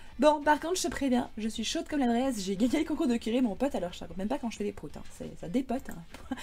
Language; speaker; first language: French; native; French